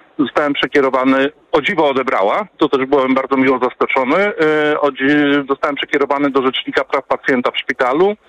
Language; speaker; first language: Polish; native; Polish